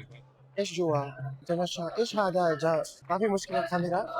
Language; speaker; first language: Arabic; non-native, learner; Filipino